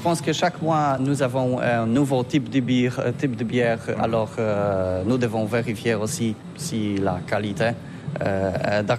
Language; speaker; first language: French; non-native, learner; Polish